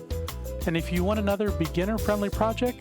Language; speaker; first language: English; native; English